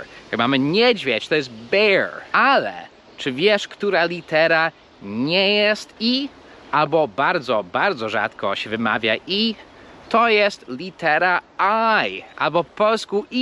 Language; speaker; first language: Polish; non-native, fluent; English